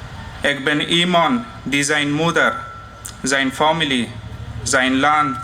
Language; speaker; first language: Dutch; non-native, fluent; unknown